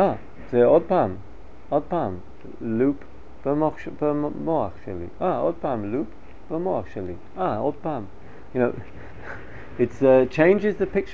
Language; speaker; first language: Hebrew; non-native, fluent; English